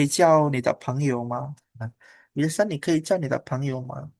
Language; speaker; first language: Chinese; non-native, fluent; Indonesian